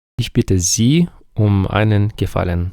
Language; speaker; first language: German; non-native, fluent; Ukrainian